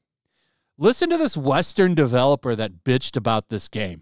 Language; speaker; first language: English; native; English